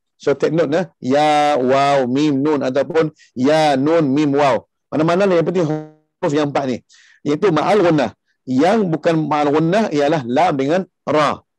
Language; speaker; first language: Malay; early bilingual, heritage; Malay